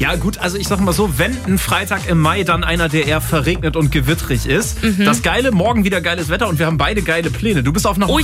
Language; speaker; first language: German; native; German